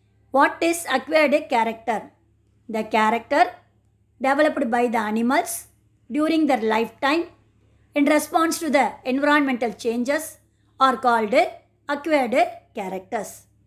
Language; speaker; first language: English; non-native, local second language; Tamil